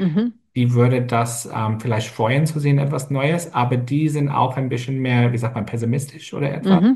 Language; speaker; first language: German; non-native, fluent; English